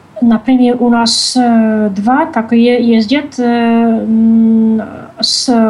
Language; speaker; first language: Russian; non-native, learner; Czech